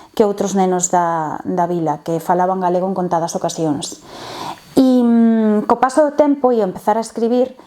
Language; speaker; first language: Galician; non-native, local second language; Spanish